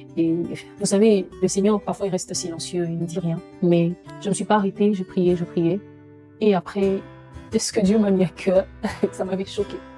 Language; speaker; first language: French; non-native, local second language; Lingala